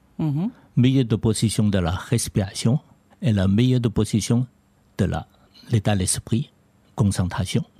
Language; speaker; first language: French; non-native, learner; Chinese